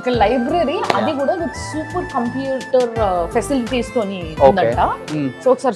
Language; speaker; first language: Telugu; native; Telugu